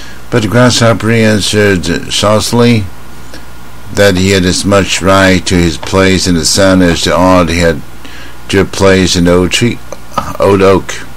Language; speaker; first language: English; non-native, fluent; Chinese